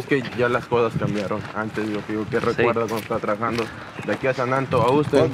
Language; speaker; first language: Spanish; native; Spanish